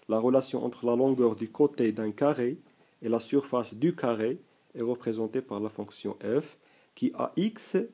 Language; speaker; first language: French; non-native, local second language; Arabic